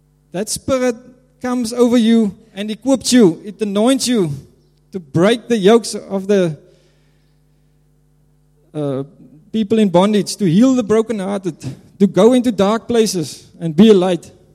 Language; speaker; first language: English; non-native, local second language; Afrikaans